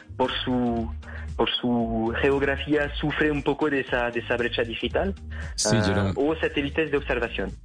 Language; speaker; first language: Spanish; non-native, fluent; French